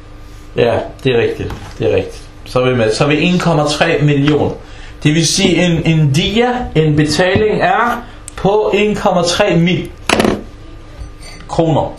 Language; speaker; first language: Danish; early bilingual, other home language; Arabic